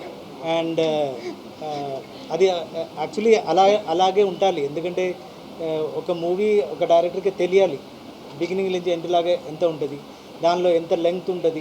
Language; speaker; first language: Telugu; non-native, fluent; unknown